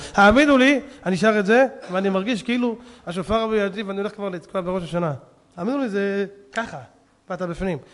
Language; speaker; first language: Hebrew; native; Hebrew